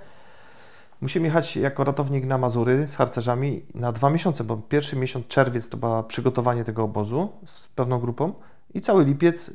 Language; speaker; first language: Polish; native; Polish